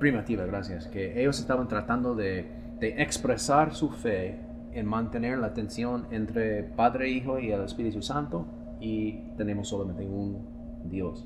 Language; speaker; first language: Spanish; non-native, fluent; English